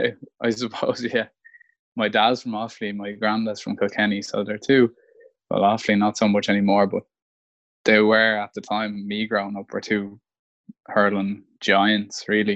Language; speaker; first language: English; native; English